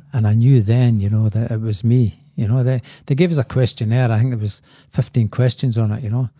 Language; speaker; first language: English; native; English